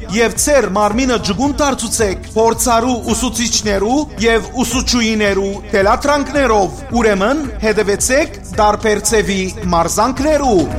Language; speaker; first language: Armenian; native; Armenian